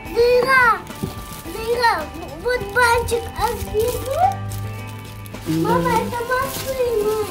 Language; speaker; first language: Russian; early bilingual, heritage; Russian